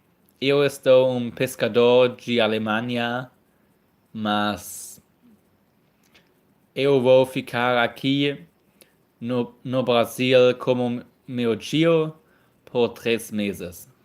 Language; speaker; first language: Portuguese; non-native, learner; German